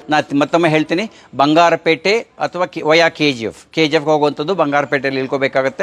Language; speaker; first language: Kannada; native; Kannada